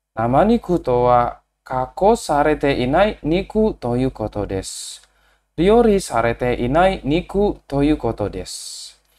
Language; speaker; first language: Japanese; non-native, fluent; Indonesian